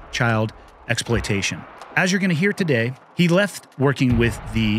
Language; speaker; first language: English; native; English